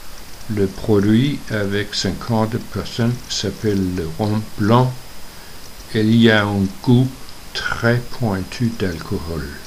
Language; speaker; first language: French; non-native, learner; Danish